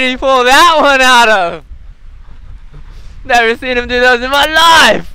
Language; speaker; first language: English; native; English